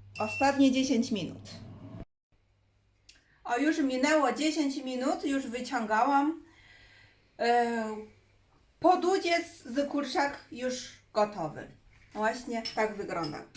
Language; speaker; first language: Polish; non-native, learner; Chinese